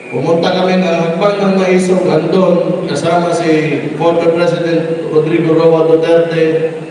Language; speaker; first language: Filipino; non-native, local second language; Cebuano